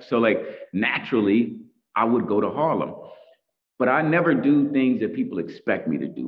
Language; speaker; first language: English; native; English